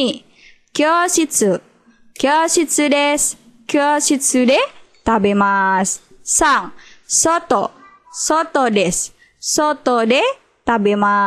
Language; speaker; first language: Japanese; non-native, fluent; Indonesian